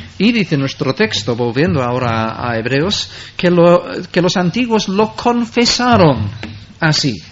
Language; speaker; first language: Spanish; non-native, fluent; English